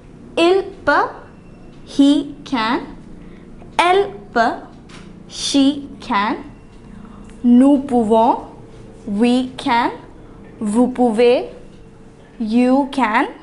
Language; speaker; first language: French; non-native, fluent; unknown